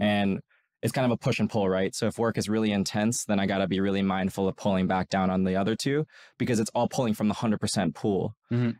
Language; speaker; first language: English; native; English